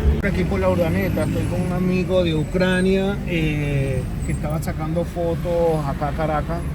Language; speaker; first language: Spanish; native; Spanish